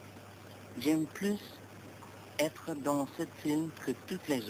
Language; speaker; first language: French; non-native, learner; English